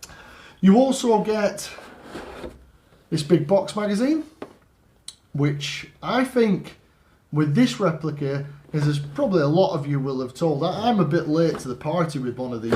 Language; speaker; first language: English; native; English